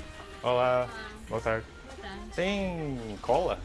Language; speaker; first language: Portuguese; non-native, learner; English